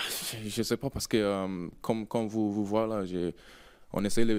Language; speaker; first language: French; non-native, learner; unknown